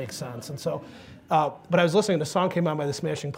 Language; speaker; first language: English; native; English